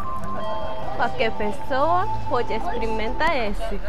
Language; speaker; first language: Portuguese; non-native, learner; Japanese